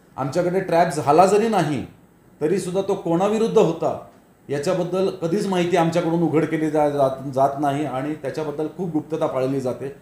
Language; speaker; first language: Marathi; native; Marathi